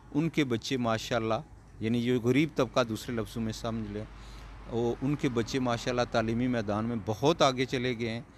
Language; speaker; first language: Urdu; non-native, local second language; Pahari-Potwari